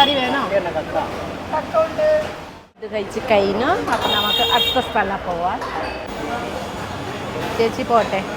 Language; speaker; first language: Malayalam; non-native, learner; Nepali